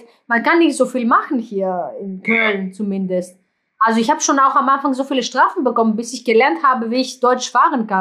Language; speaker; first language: German; non-native, fluent; Greek